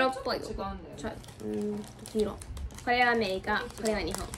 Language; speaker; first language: Japanese; early bilingual, heritage; English